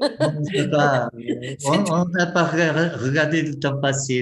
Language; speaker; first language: French; non-native, fluent; Portuguese